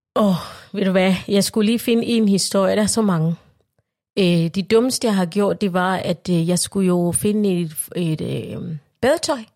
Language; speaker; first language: Danish; non-native, fluent; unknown